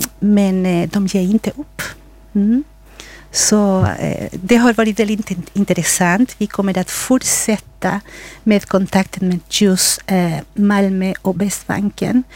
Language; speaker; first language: Swedish; non-native, fluent; Spanish